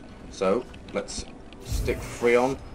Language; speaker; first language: English; native; English